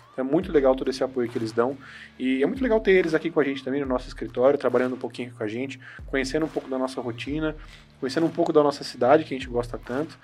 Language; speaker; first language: Portuguese; native; Portuguese